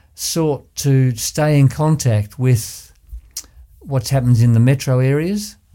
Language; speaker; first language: English; native; English